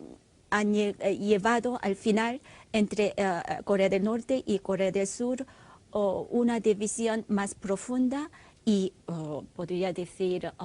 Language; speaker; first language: Spanish; non-native, fluent; Korean